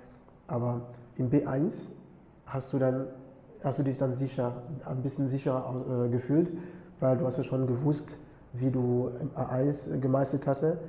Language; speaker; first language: German; non-native, fluent; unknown